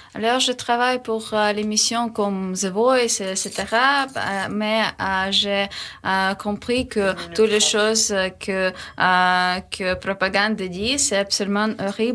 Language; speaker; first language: French; non-native, learner; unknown